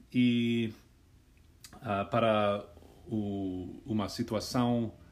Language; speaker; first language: Portuguese; non-native, learner; English